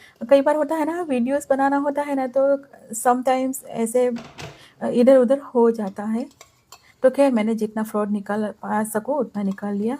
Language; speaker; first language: Hindi; non-native, local second language; Gujarati